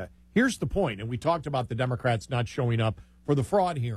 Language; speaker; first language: English; native; English